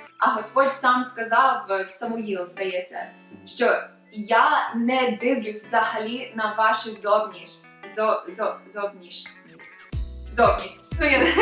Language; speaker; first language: Ukrainian; early bilingual, other home language; English